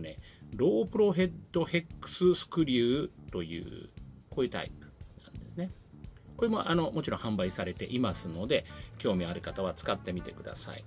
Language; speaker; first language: Japanese; native; Japanese